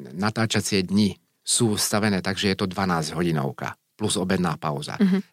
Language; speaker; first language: Slovak; non-native, local second language; Hungarian